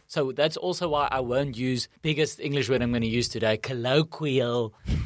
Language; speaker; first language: English; non-native, local second language; Afrikaans